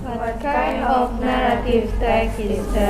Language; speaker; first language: English; non-native, learner; Indonesian